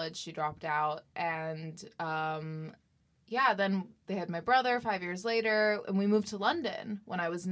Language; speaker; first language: English; native; English